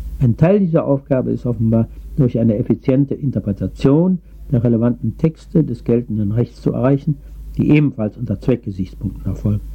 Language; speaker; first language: German; native; German